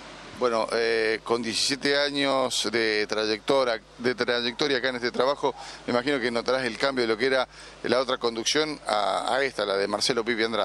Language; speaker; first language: Spanish; native; Spanish